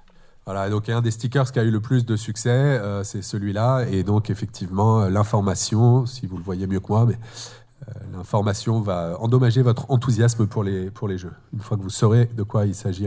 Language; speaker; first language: French; native; French